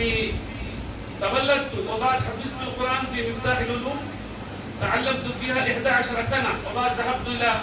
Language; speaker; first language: Arabic; non-native, fluent; Urdu